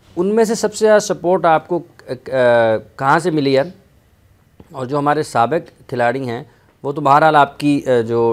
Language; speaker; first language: Urdu; non-native, local second language; Punjabi